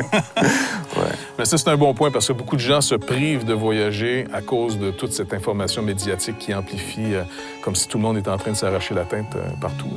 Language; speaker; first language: French; native; French